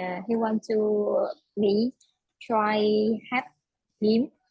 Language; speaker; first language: English; non-native, learner; Vietnamese